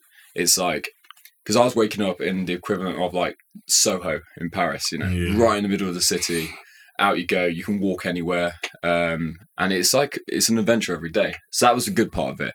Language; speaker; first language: English; native; English